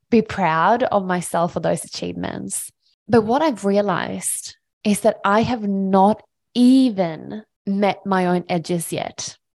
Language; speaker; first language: English; non-native, fluent; Swedish